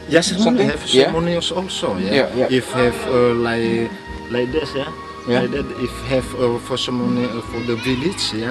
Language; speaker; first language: English; non-native, learner; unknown